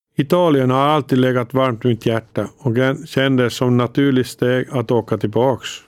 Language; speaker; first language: Swedish; non-native, fluent; Finnish